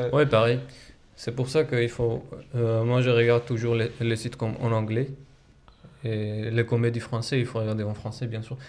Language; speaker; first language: French; non-native, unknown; Georgian